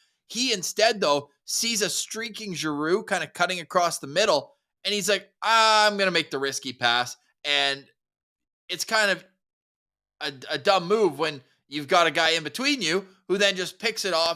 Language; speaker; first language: English; native; English